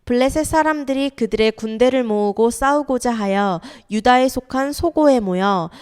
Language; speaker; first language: Korean; native; Korean